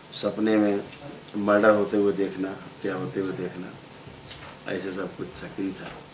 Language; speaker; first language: Hindi; native; Hindi